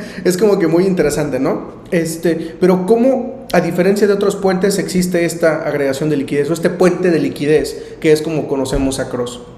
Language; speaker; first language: Spanish; native; Spanish